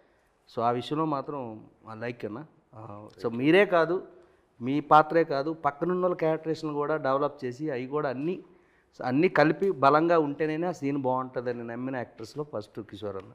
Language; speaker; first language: Telugu; native; Telugu